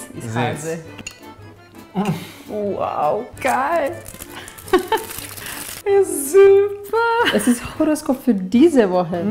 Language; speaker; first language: German; non-native, fluent; Serbian